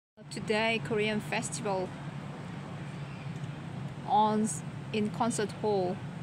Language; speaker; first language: English; non-native, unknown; Korean